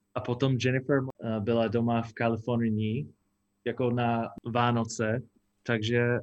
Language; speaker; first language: Czech; non-native, fluent; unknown